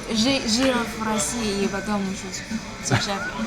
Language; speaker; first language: Russian; non-native, learner; Chinese